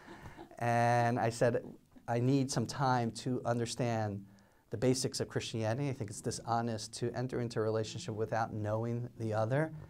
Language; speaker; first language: English; native; English